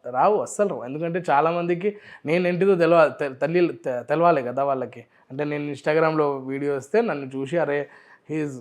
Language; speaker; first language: Telugu; non-native, local second language; Urdu